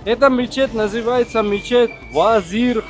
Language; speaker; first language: Russian; non-native, fluent; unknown